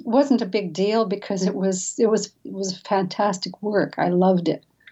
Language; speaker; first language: English; native; English